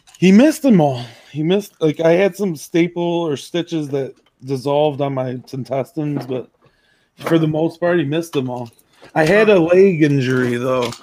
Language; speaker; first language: English; native; English